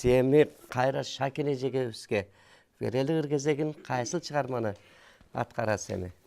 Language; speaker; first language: Kyrgyz; native; Kyrgyz